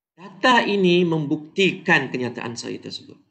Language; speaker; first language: Malay; native; Malay